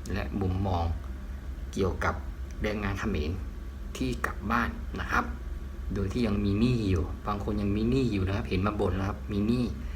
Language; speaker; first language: Thai; native; Thai